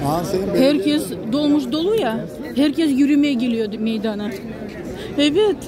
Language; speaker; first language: Turkish; non-native, fluent; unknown